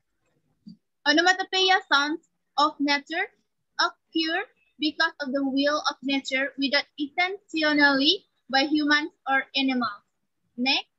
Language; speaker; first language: English; non-native, learner; Indonesian